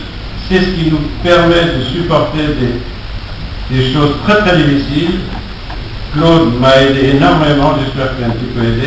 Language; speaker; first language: French; native; French